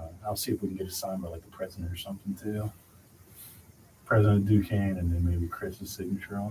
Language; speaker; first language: English; native; English